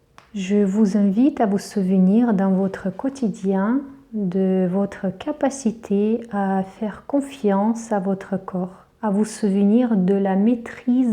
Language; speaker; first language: French; native; French